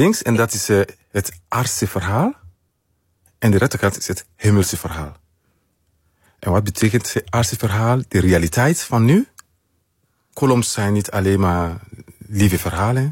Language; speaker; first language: Dutch; non-native, fluent; Mandingo